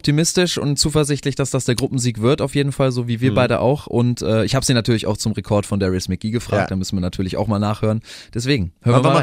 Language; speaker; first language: German; native; German